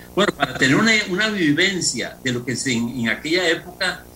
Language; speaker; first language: Spanish; native; Spanish